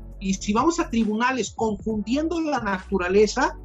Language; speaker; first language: Spanish; native; Spanish